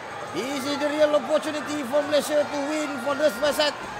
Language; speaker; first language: English; non-native, local second language; Malay